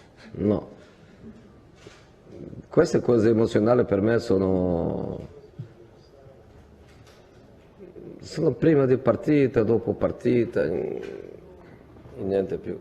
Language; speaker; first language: Italian; non-native, fluent; Portuguese